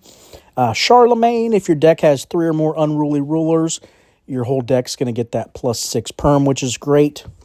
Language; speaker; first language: English; native; English